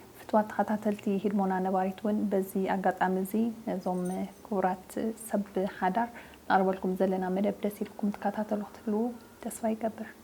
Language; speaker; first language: Tigrinya; native; Tigrinya